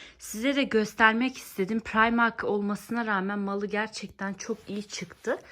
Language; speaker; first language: Turkish; early bilingual, heritage; Turkish